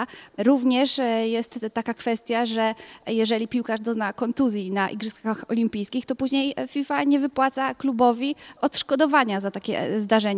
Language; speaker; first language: Polish; native; Polish